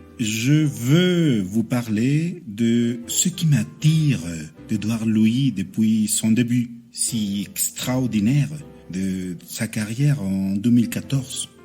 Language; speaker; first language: French; non-native, fluent; Spanish